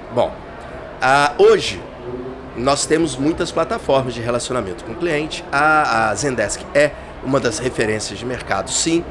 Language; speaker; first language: Portuguese; native; Portuguese